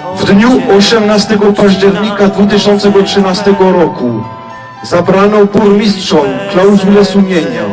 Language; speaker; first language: Polish; non-native, fluent; French